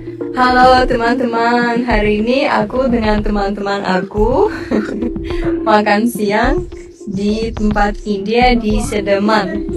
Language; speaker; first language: Indonesian; non-native, fluent; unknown